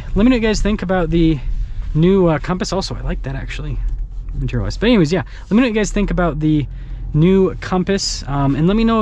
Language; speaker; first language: English; native; English